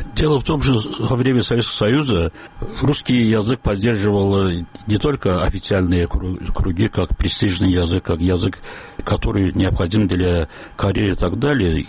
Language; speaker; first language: Russian; non-native, local second language; Azerbaijani